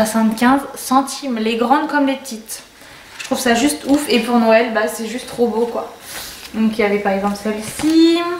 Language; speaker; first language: French; native; French